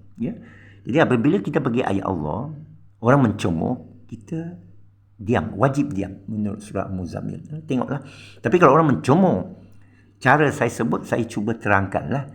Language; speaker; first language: Malay; non-native, local second language; Min Nan Chinese